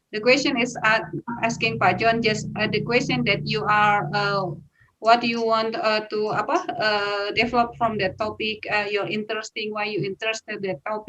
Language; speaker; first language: English; non-native, fluent; Indonesian